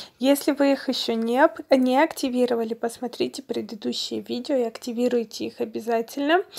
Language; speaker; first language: Russian; non-native, local second language; Armenian